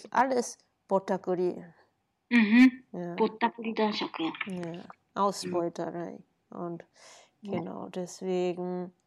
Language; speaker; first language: German; non-native, fluent; Japanese